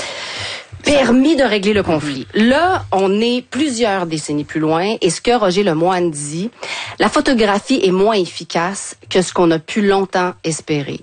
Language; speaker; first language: French; native; French